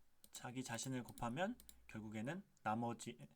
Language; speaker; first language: Korean; native; Korean